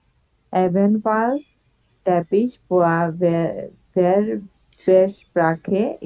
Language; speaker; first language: German; non-native, learner; Bangla